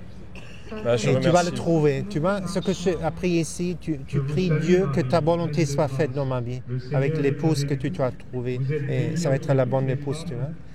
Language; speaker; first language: French; non-native, fluent; German